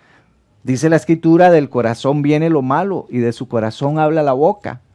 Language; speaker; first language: Spanish; native; Spanish